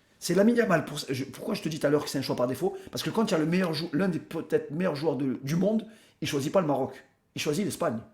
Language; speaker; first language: French; native; French